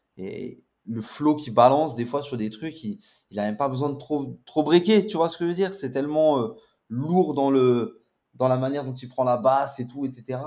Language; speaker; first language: French; native; French